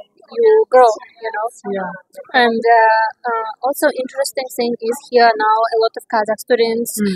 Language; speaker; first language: English; non-native, learner; Kazakh